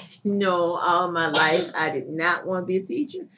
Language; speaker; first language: English; native; English